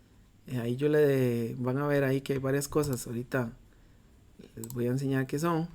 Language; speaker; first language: Spanish; native; Spanish